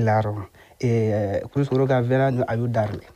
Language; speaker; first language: Spanish; non-native, learner; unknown